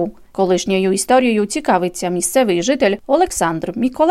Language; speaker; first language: Ukrainian; non-native, local second language; Polish